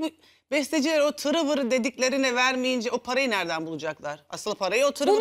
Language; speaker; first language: Turkish; native; Turkish